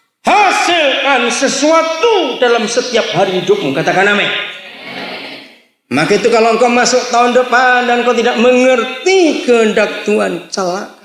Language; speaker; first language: Indonesian; native; Indonesian